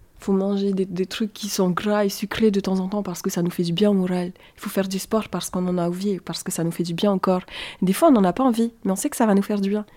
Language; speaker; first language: French; native; French